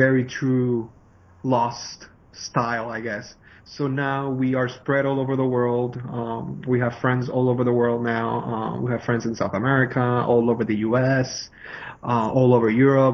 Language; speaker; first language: English; non-native, fluent; Spanish